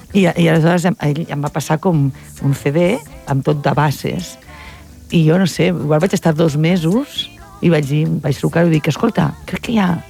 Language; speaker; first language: Catalan; non-native, local second language; Spanish